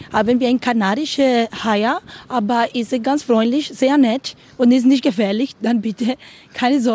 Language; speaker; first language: German; non-native, learner; Spanish